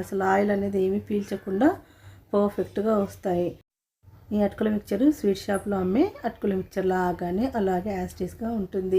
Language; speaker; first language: Telugu; native; Telugu